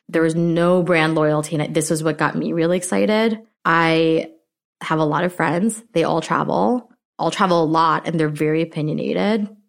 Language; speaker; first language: English; early bilingual, other home language; Filipino